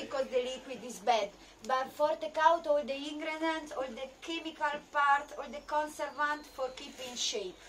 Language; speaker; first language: English; non-native, learner; Italian